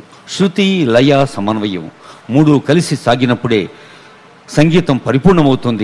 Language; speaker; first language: Telugu; native; Telugu